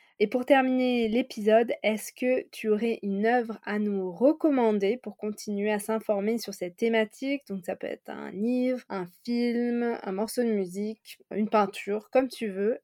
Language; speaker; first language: French; native; French